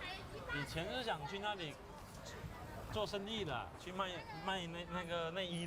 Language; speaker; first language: Chinese; native; Chinese